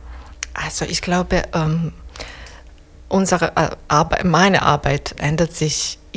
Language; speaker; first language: German; non-native, fluent; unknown